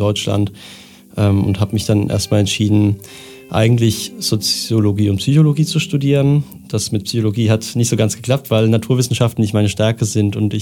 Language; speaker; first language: German; native; German